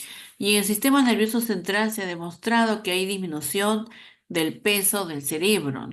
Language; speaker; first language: Spanish; native; Spanish